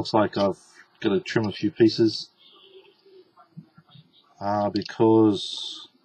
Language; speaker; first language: English; native; English